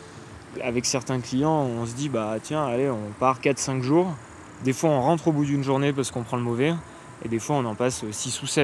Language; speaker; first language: French; native; French